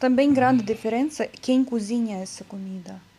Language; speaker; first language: Portuguese; non-native, learner; Russian